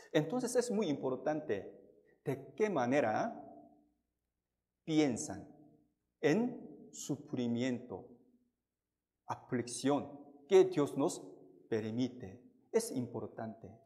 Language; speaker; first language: Spanish; non-native, fluent; Korean